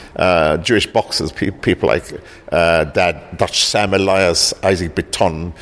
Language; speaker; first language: English; native; English